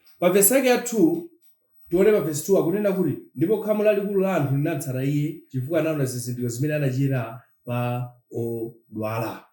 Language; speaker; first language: Nyanja; non-native, local second language; Tumbuka